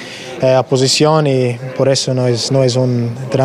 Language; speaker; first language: Spanish; non-native, learner; English